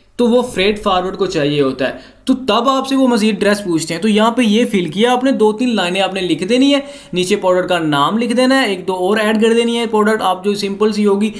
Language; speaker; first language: Urdu; non-native, local second language; Punjabi